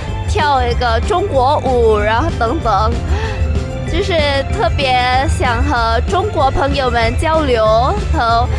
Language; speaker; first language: Chinese; early bilingual, heritage; Indonesian